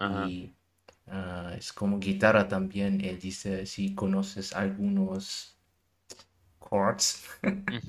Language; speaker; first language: Spanish; non-native, learner; German